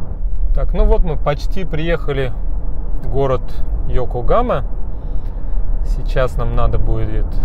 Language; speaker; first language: Russian; native; Russian